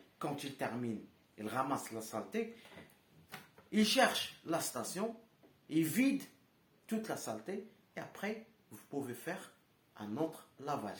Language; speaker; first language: French; non-native, local second language; Arabic